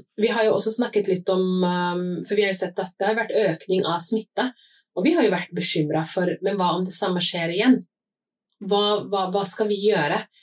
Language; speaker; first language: Norwegian; early bilingual, other home language; Somali